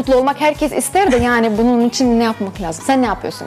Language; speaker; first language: Turkish; non-native, fluent; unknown